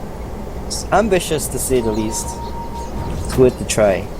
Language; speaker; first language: English; native; English